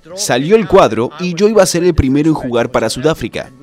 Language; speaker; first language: Spanish; non-native, fluent; Rundi